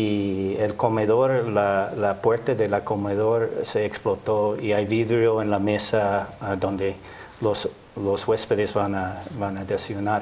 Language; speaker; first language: Spanish; non-native, fluent; English